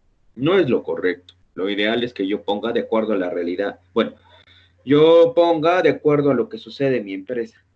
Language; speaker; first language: Spanish; native; Spanish